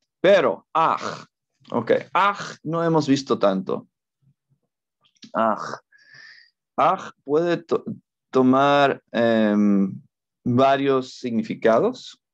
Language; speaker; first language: Spanish; non-native, fluent; English